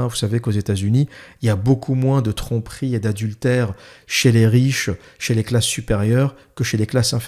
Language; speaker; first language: French; native; French